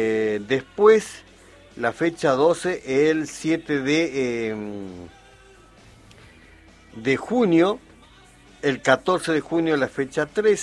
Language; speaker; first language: Spanish; native; Spanish